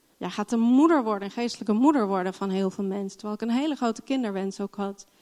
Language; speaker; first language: Dutch; non-native, fluent; English